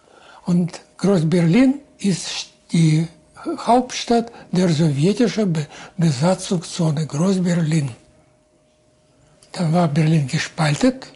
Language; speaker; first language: German; non-native, fluent; Russian